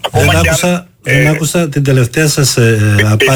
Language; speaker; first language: Greek; native; Greek